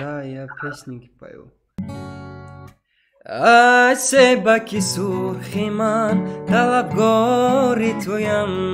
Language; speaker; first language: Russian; non-native, local second language; Tajik